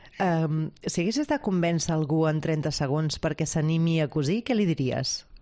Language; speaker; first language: Catalan; native; Catalan